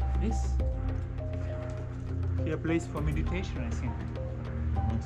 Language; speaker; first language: English; non-native, learner; German